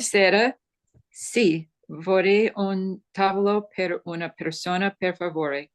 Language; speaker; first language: Italian; non-native, learner; English